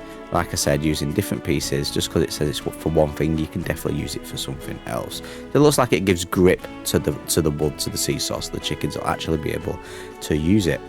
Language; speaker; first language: English; native; English